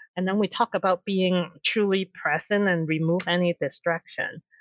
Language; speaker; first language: English; non-native, local second language; Cantonese